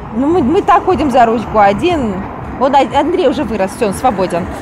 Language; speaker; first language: Russian; native; Russian